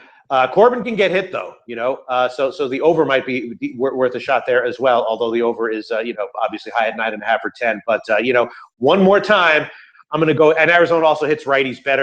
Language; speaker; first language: English; native; English